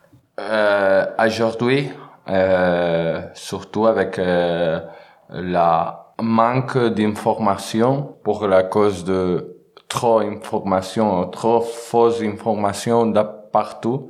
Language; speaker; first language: French; non-native, learner; Spanish